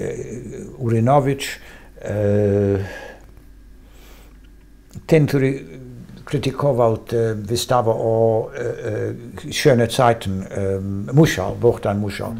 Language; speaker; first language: Polish; non-native, fluent; English